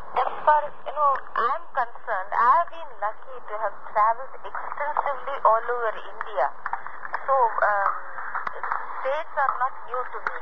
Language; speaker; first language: English; non-native, local second language; Tamil